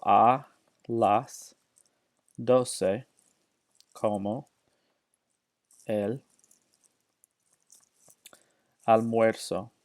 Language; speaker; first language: Spanish; non-native, fluent; English